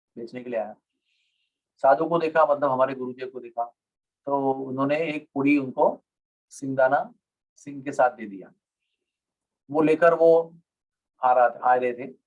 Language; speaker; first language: Hindi; non-native, local second language; Marathi